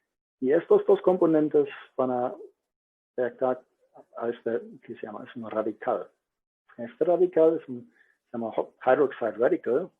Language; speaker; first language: Spanish; non-native, learner; German